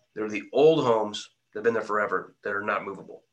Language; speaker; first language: English; native; English